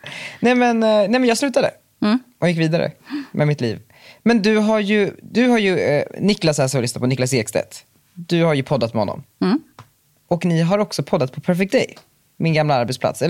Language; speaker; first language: Swedish; native; Swedish